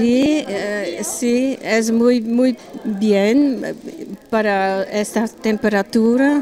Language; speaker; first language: Spanish; non-native, learner; German